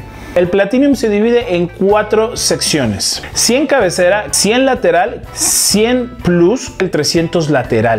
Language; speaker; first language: Spanish; native; Spanish